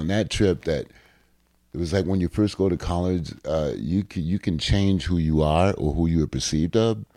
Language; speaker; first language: English; native; English